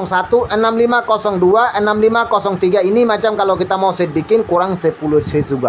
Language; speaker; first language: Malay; non-native, learner; Bangla